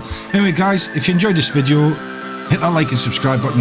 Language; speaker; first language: English; native; English